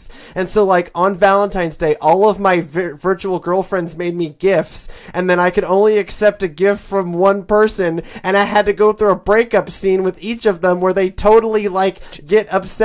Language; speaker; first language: English; native; English